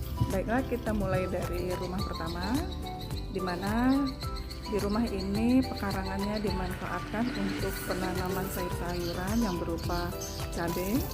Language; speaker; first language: Indonesian; native; Indonesian